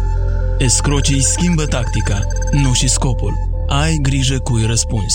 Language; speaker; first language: Romanian; native; Romanian